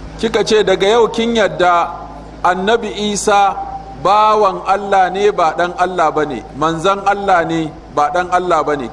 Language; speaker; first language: Hausa; native; Hausa